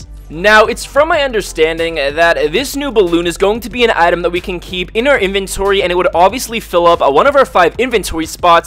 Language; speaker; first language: English; native; English